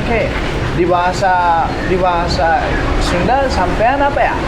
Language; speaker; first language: Indonesian; non-native, fluent; Persian